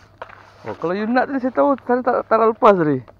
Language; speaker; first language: Malay; native; Malay